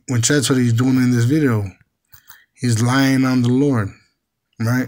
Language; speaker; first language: English; native; English